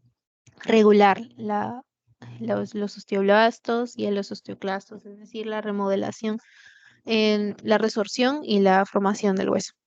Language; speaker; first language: Spanish; native; Spanish